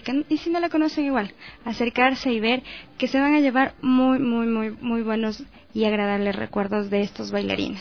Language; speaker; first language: Spanish; native; Spanish